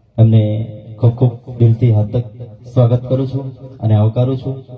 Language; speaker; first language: Gujarati; non-native, local second language; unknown